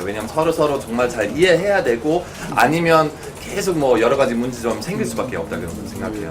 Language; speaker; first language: Korean; non-native, fluent; German